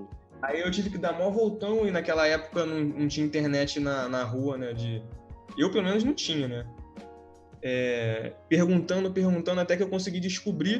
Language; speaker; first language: Portuguese; native; Portuguese